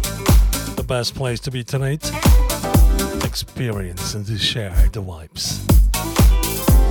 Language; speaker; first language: English; non-native, fluent; Swiss German